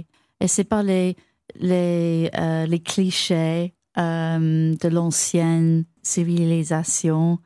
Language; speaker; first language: French; non-native, fluent; English